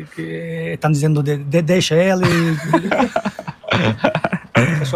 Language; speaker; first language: Portuguese; non-native, fluent; Turkish